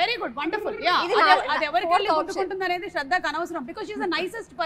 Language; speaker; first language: Telugu; native; Telugu